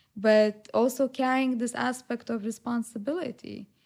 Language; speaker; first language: English; non-native, fluent; Lithuanian